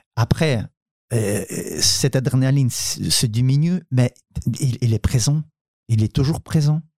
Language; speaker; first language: French; non-native, fluent; Ukrainian